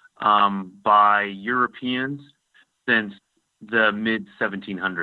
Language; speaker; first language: English; native; English